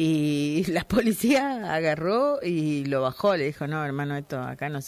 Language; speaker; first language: Spanish; native; Spanish